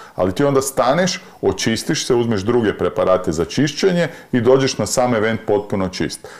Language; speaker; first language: Croatian; native; Croatian